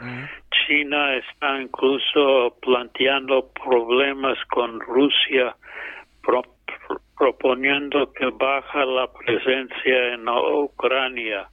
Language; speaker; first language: Spanish; non-native, fluent; English